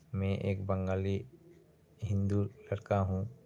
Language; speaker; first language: Hindi; non-native, local second language; Bangla